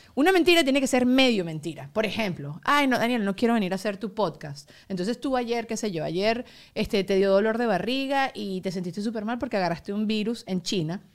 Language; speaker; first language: Spanish; native; Spanish